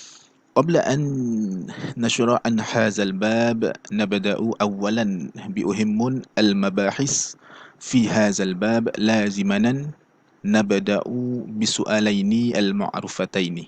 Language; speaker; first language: Arabic; non-native, learner; Malay